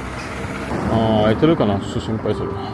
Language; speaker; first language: Japanese; non-native, learner; French